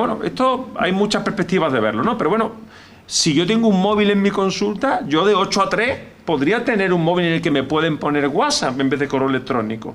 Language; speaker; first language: Spanish; native; Spanish